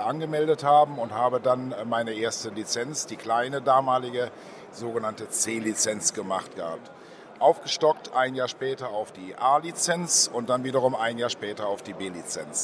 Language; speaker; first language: German; native; German